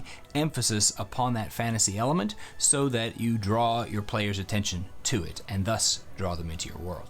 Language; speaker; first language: English; native; English